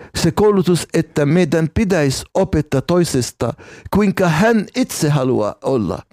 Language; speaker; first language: Finnish; non-native, fluent; Arabic